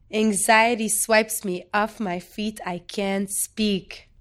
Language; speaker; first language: English; non-native, fluent; Arabic